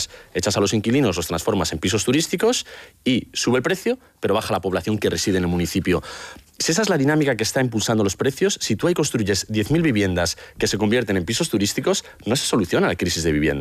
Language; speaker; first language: Spanish; native; Spanish